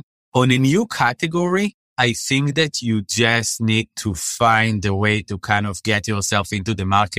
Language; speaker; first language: English; non-native, fluent; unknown